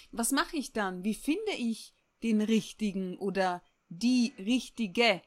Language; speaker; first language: German; native; German